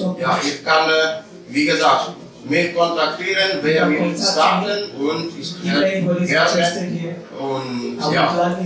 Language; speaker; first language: German; non-native, learner; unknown